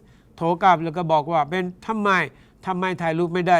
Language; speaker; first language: Thai; non-native, learner; English